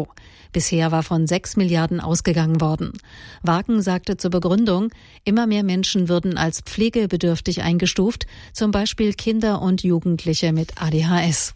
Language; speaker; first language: German; native; German